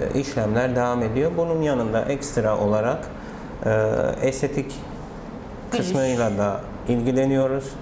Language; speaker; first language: Turkish; native; Turkish